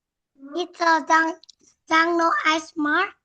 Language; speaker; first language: English; non-native, learner; Vietnamese